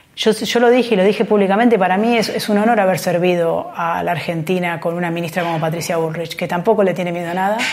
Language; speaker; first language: Spanish; native; Spanish